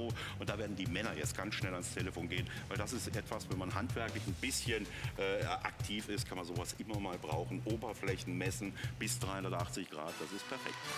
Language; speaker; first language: German; native; German